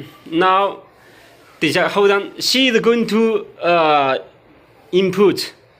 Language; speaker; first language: English; non-native, learner; Chinese